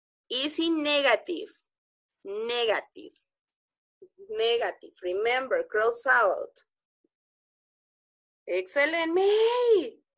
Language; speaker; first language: English; non-native, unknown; Spanish